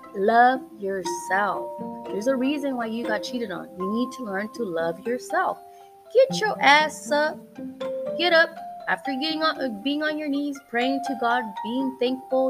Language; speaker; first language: English; early bilingual, other home language; Spanish